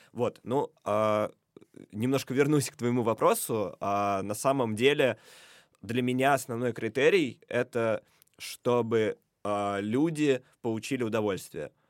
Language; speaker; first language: Russian; native; Russian